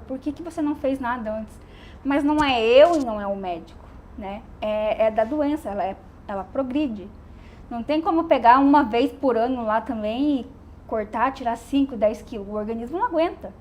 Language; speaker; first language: Portuguese; native; Portuguese